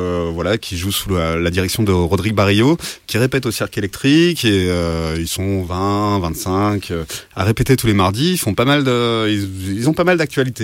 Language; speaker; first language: French; native; French